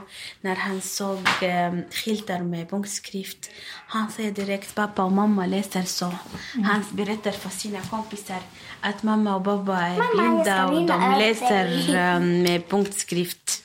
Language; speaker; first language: Swedish; non-native, learner; Arabic